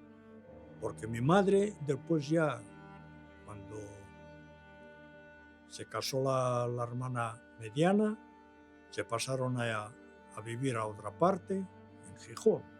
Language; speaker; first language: Spanish; early bilingual, other home language; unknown